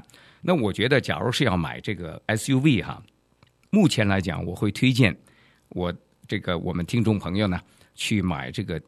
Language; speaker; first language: Chinese; native; Chinese